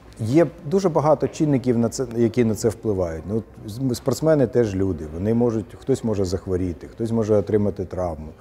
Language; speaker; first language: Ukrainian; native; Ukrainian